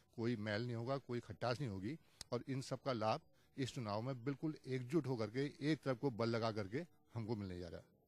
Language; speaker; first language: Hindi; native; Hindi